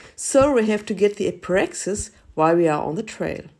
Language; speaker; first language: English; non-native, learner; German